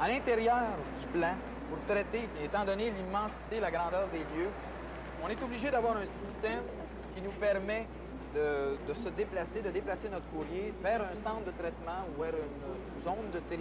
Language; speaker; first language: French; native; French